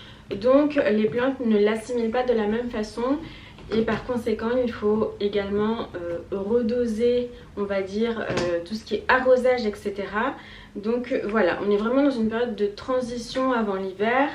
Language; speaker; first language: French; native; French